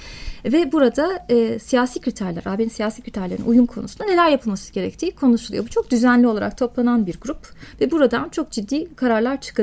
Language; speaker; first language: Turkish; native; Turkish